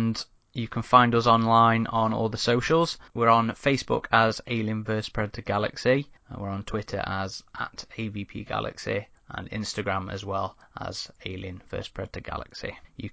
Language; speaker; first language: English; native; English